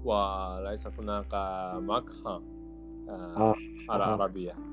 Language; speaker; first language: Arabic; non-native, learner; Japanese